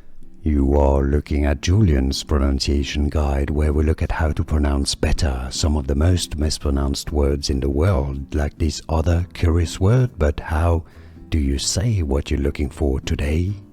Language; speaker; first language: English; non-native, fluent; French